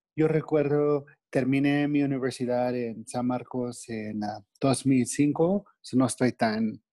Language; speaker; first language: Spanish; non-native, fluent; English